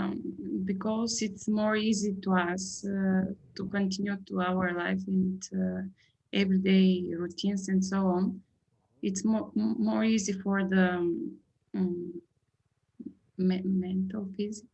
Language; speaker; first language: English; non-native, learner; Bulgarian